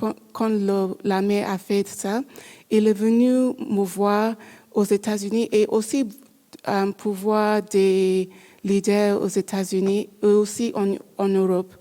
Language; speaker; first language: French; non-native, learner; English